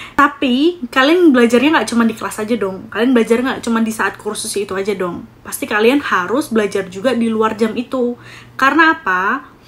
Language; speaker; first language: Indonesian; native; Indonesian